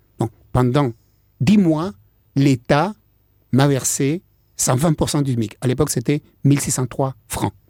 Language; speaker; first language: French; non-native, fluent; Spanish